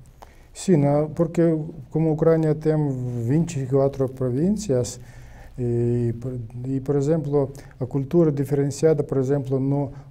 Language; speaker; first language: Portuguese; non-native, learner; Ukrainian